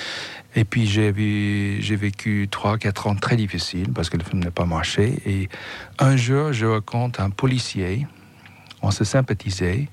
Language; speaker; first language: French; non-native, fluent; English